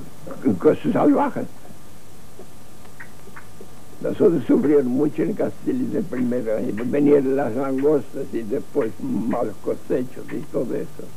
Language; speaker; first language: Spanish; non-native, learner; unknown